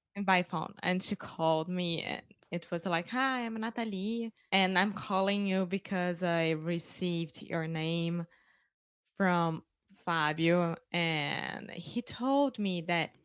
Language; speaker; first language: English; non-native, fluent; Portuguese